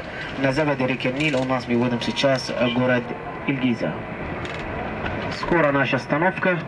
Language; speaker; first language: Russian; non-native, learner; Arabic